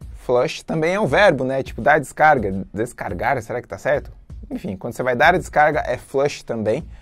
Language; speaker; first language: Portuguese; native; Portuguese